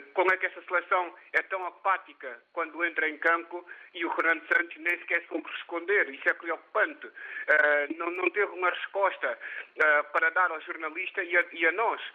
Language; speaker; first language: Portuguese; native; Portuguese